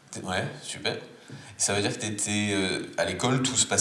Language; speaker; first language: French; native; French